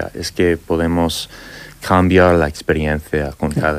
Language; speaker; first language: Spanish; non-native, fluent; English